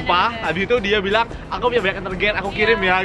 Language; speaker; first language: Indonesian; native; Indonesian